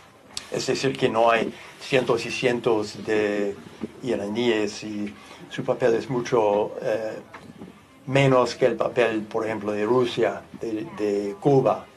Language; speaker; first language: Spanish; non-native, fluent; English